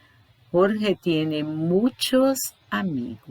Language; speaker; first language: Spanish; non-native, fluent; Portuguese